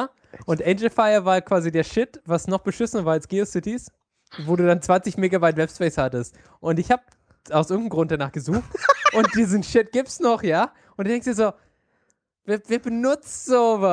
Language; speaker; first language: German; native; German